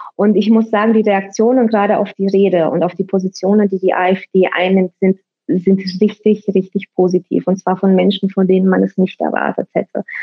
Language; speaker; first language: German; early bilingual, other home language; Romanian